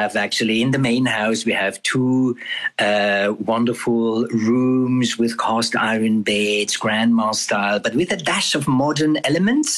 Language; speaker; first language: English; non-native, fluent; German